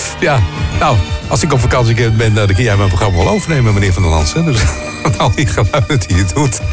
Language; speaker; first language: Dutch; native; Dutch